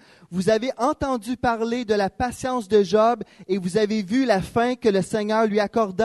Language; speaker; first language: French; native; French